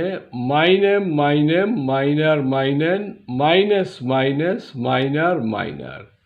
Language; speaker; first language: German; non-native, fluent; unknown